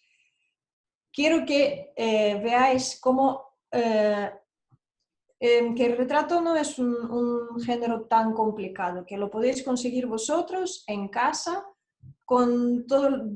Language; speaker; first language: Spanish; non-native, fluent; Russian